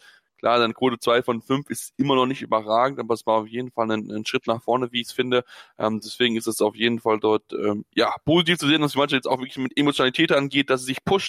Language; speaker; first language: German; native; German